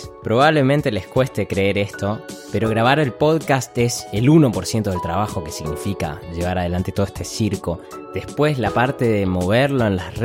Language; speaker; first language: Spanish; native; Spanish